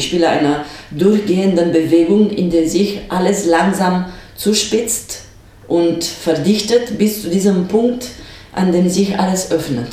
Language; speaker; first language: German; non-native, fluent; Romanian